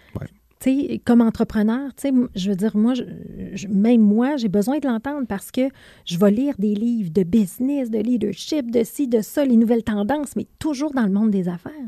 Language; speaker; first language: French; native; French